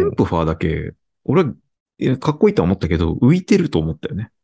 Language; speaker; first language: Japanese; native; Japanese